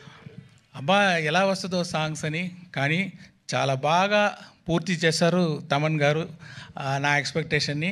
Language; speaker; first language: Telugu; non-native, local second language; Tamil